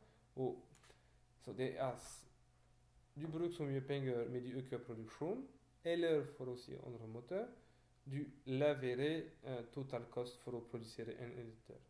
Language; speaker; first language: Swedish; non-native, learner; French